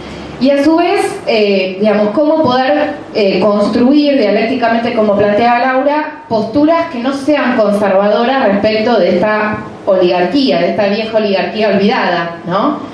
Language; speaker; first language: Spanish; native; Spanish